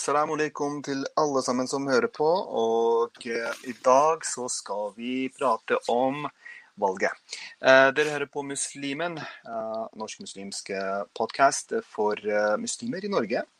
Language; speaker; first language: Norwegian; early bilingual, other home language; Urdu